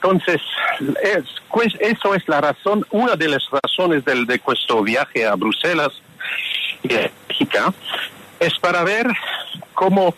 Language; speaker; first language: Spanish; non-native, fluent; French